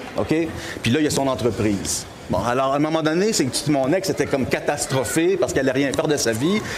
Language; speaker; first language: French; native; French